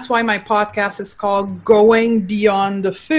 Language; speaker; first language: English; non-native, fluent; French